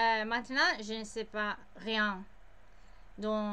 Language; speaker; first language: French; non-native, learner; English